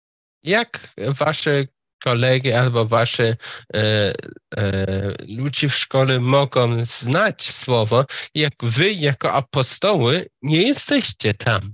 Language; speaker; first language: Polish; non-native, fluent; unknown